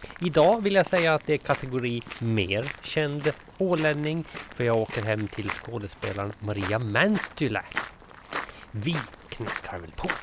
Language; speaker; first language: Swedish; native; Swedish